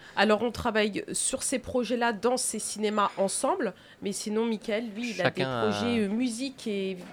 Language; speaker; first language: French; native; French